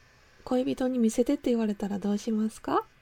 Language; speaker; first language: Japanese; native; Japanese